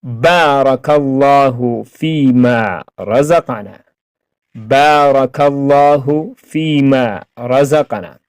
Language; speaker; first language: Arabic; non-native, fluent; Pashto